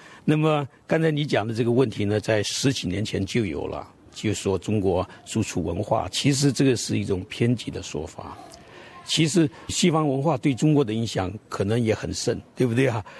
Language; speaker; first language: Chinese; native; Chinese